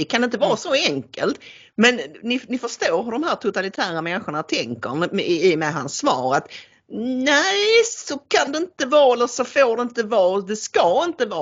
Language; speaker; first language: Swedish; native; Swedish